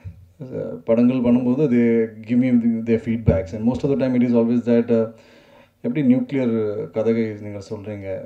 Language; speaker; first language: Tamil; non-native, learner; Malayalam